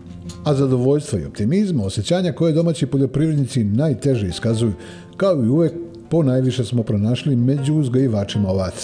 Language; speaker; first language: Serbian; native; Serbian